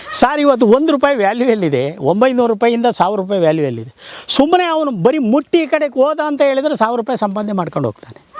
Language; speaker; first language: Kannada; native; Kannada